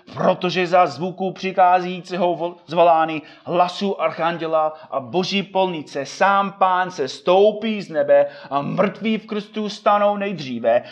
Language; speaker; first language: Czech; non-native, fluent; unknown